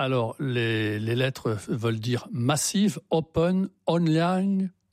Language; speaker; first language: French; native; French